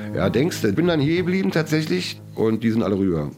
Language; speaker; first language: German; native; German